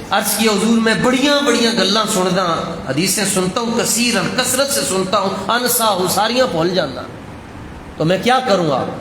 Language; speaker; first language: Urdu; non-native, local second language; Punjabi